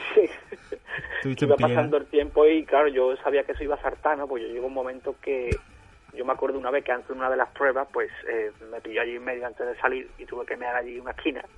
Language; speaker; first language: Spanish; non-native, fluent; German